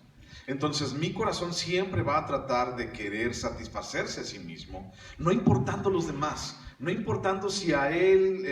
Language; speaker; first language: Spanish; native; Spanish